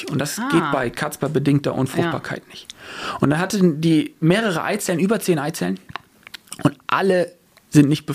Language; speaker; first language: German; native; German